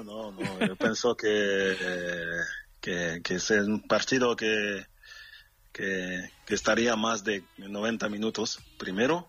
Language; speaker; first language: Spanish; non-native, learner; French